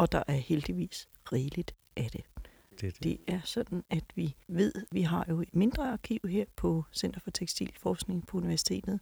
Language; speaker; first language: Danish; native; Danish